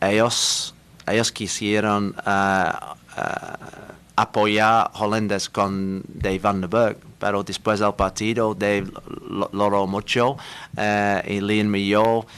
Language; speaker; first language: Spanish; non-native, learner; English